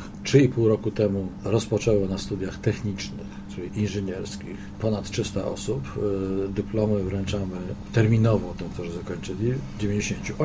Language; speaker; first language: Polish; native; Polish